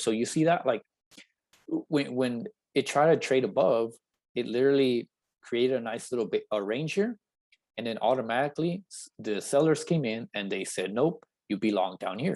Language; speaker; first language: English; native; English